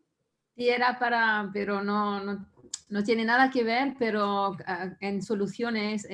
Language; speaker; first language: Spanish; non-native, fluent; French